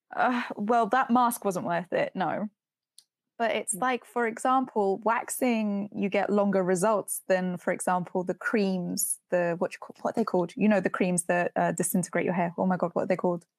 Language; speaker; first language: English; native; English